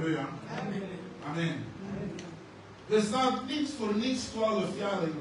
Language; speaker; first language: Dutch; non-native, fluent; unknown